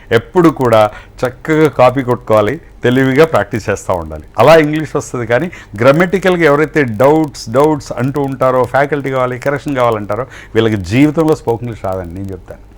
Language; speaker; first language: Telugu; native; Telugu